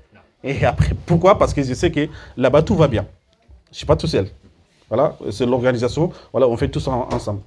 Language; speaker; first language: French; early bilingual, other home language; Soninke